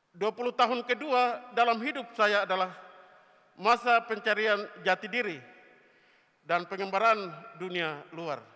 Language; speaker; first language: Indonesian; native; Indonesian